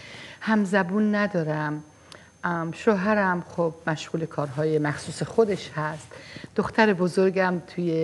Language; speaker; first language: Persian; non-native, fluent; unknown